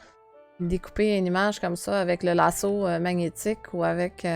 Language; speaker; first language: French; native; French